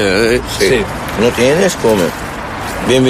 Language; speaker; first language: Spanish; non-native, learner; Arabic